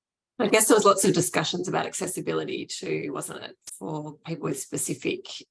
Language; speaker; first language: English; native; English